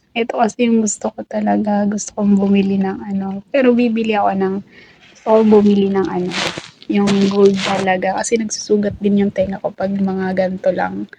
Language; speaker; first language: Filipino; native; Filipino